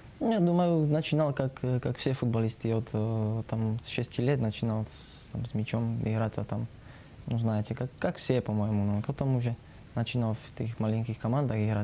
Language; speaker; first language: Russian; non-native, learner; Slovak